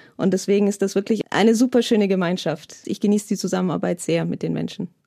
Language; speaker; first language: German; native; German